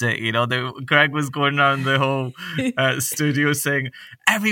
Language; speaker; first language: English; native; English